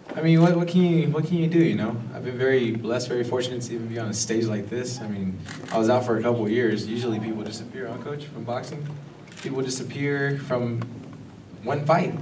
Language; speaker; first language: English; early bilingual, other home language; Spanish